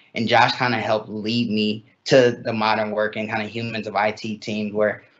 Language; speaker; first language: English; native; English